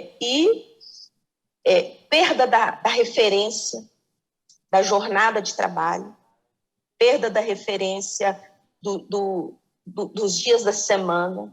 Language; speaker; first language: Portuguese; native; Portuguese